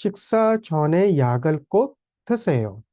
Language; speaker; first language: Korean; non-native, fluent; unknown